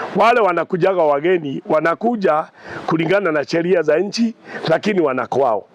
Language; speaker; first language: Swahili; non-native, local second language; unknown